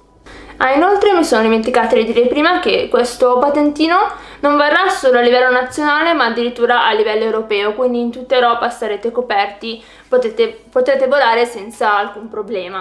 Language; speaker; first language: Italian; native; Italian